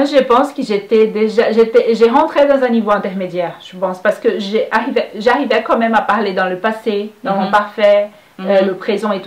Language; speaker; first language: French; non-native, fluent; Portuguese